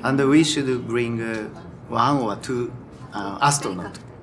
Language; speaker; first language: English; non-native, learner; Japanese